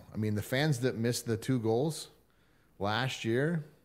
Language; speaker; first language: English; native; English